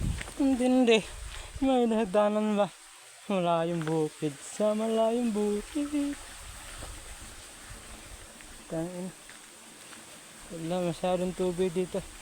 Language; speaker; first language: Filipino; non-native, local second language; Cebuano